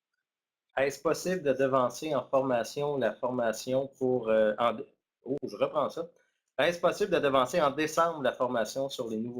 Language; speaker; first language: French; native; French